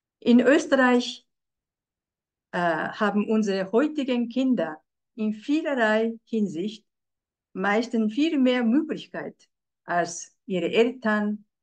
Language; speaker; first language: German; non-native, fluent; Japanese